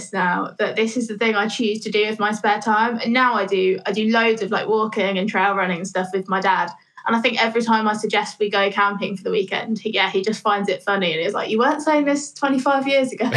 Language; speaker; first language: English; native; English